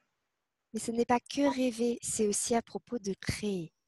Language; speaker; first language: French; native; French